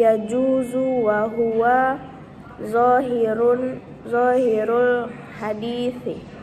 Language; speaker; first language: Arabic; non-native, learner; Indonesian